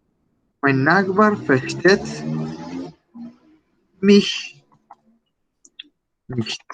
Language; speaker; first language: German; non-native, learner; Spanish